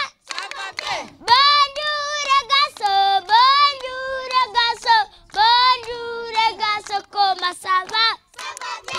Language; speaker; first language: French; non-native, learner; Kinyarwanda